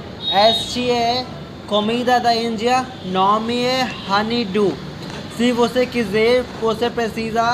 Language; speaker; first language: Portuguese; non-native, learner; Hindi